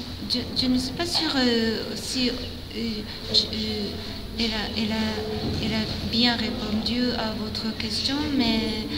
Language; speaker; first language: French; non-native, fluent; Japanese